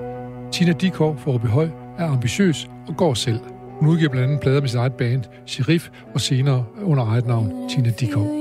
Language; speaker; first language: Danish; native; Danish